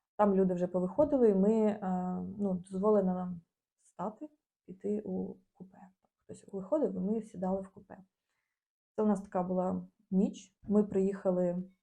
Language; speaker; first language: Ukrainian; native; Ukrainian